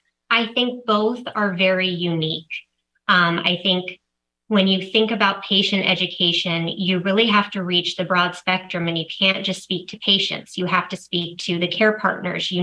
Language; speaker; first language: English; native; English